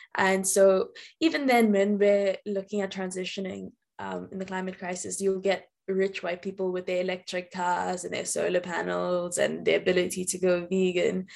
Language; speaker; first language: English; native; English